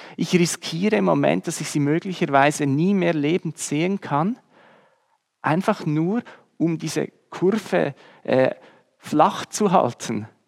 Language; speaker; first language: German; native; German